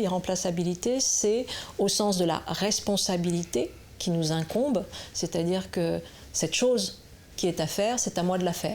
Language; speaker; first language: French; native; French